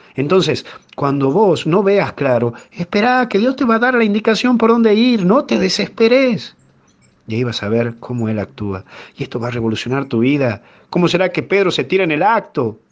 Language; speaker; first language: Spanish; native; Spanish